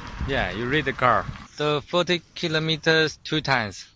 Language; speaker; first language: English; non-native, learner; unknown